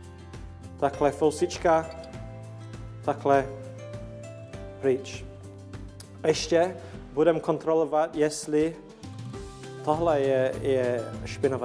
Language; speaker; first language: Czech; non-native, learner; English